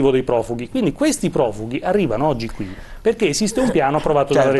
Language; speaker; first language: Italian; native; Italian